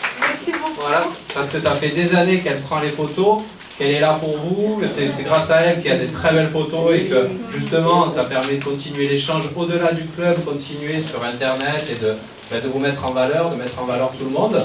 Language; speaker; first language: French; native; French